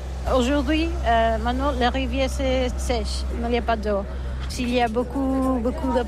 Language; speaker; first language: French; non-native, learner; Catalan